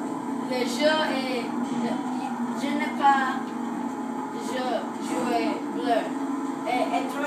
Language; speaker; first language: French; non-native, learner; English